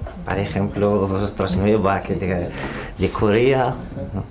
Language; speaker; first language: Spanish; non-native, learner; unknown